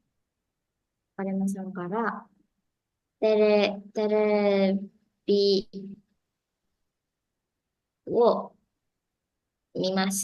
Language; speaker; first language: Japanese; non-native, learner; Indonesian